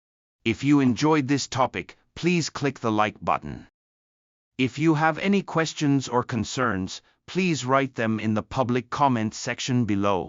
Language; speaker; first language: English; non-native, fluent; Japanese